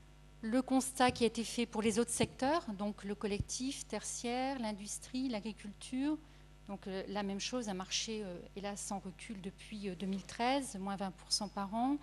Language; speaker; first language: French; native; French